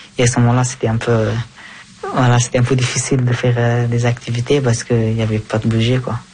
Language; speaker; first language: French; early bilingual, other home language; Persian